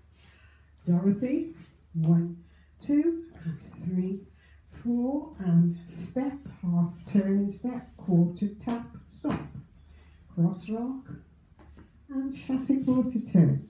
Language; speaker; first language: English; native; English